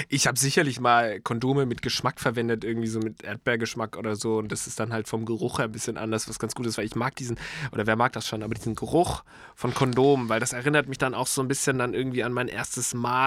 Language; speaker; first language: German; native; German